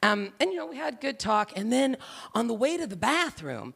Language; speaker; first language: English; native; English